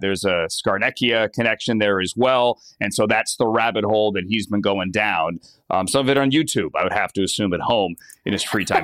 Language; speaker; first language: English; native; English